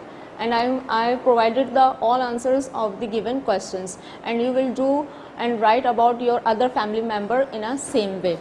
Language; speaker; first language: English; non-native, local second language; Urdu